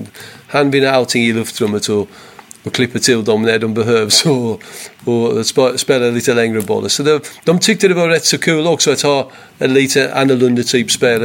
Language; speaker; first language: Swedish; non-native, fluent; English